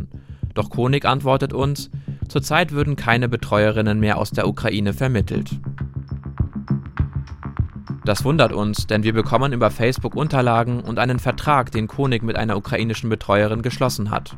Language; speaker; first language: German; native; German